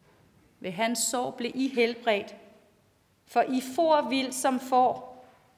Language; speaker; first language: Danish; native; Danish